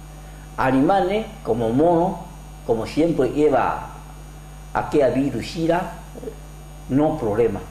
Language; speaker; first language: Spanish; non-native, learner; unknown